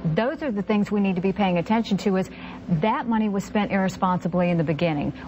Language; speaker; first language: English; native; English